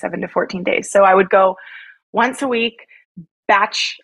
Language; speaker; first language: English; native; English